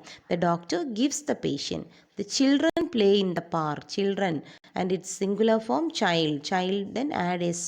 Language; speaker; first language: English; non-native, local second language; Malayalam